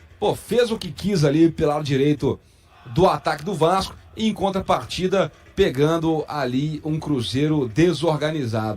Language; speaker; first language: Portuguese; native; Portuguese